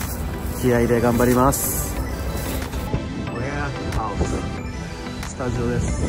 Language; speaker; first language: Japanese; native; Japanese